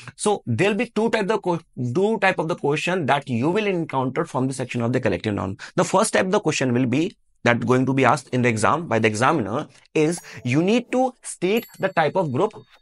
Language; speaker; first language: Hindi; native; Hindi